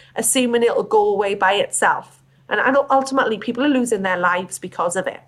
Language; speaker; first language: English; native; English